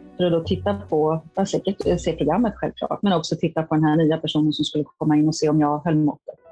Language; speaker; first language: Swedish; native; Swedish